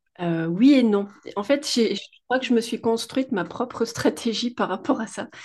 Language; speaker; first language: French; native; French